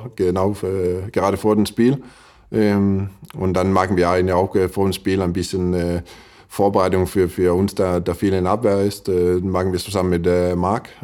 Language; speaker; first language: German; non-native, fluent; Danish